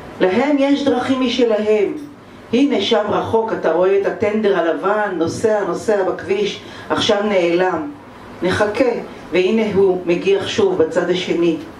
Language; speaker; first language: Hebrew; native; Hebrew